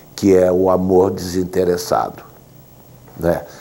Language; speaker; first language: Portuguese; native; Portuguese